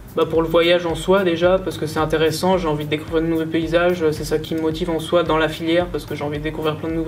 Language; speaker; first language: French; native; French